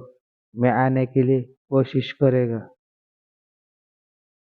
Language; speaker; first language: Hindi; non-native, learner; Bangla